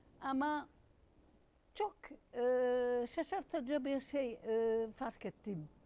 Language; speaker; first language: Turkish; non-native, learner; French